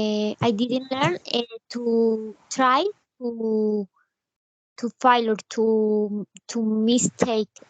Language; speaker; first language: English; non-native, learner; Spanish